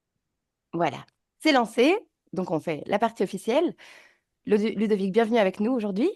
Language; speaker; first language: French; native; French